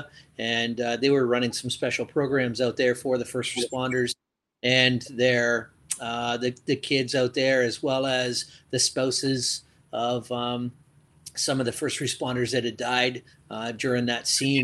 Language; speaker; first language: English; native; English